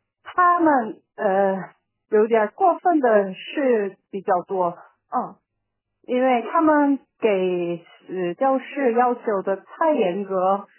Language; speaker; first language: Chinese; non-native, learner; Korean